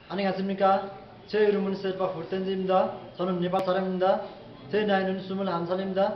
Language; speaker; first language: Korean; non-native, learner; Nepali